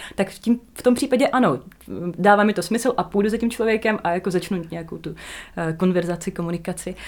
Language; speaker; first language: Czech; non-native, fluent; Russian